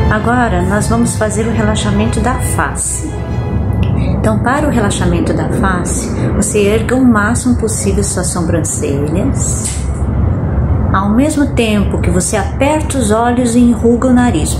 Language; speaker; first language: Portuguese; native; Portuguese